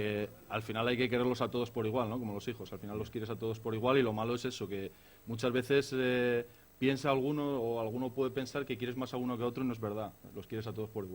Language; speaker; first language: Spanish; native; Spanish